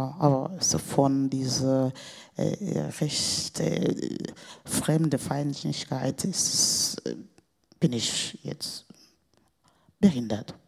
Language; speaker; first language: German; non-native, fluent; Portuguese